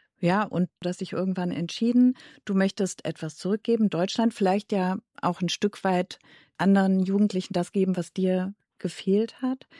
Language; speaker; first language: German; native; German